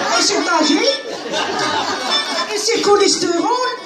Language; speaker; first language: French; non-native, learner; Arabic